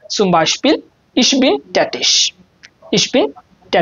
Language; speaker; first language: German; non-native, learner; Bangla